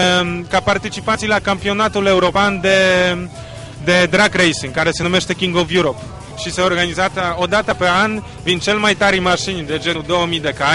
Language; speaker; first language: Romanian; non-native, fluent; Polish